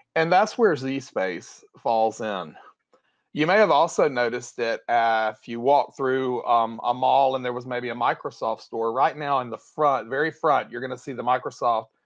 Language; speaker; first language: English; native; English